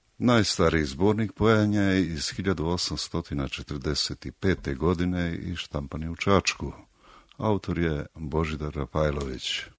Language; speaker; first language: Serbian; native; Serbian